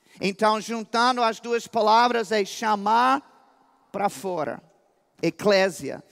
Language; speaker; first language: Portuguese; non-native, fluent; English